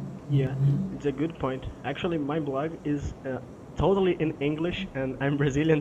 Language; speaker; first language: English; non-native, fluent; Portuguese